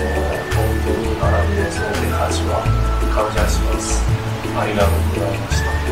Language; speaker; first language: Japanese; non-native, learner; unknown